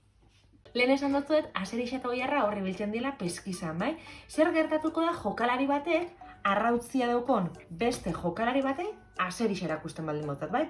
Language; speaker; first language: Basque; native; Basque